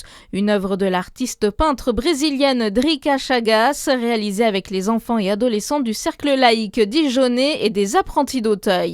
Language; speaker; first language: French; native; French